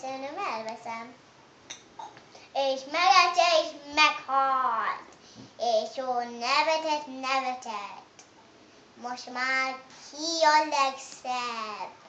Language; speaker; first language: Hungarian; non-native, learner; English